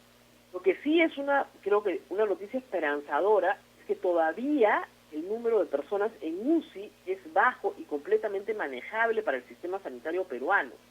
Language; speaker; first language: Spanish; native; Spanish